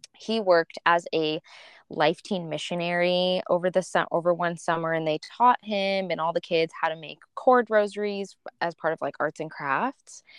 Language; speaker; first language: English; early bilingual, other home language; Spanish